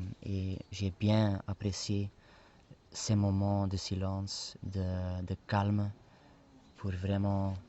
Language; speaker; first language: French; non-native, fluent; Spanish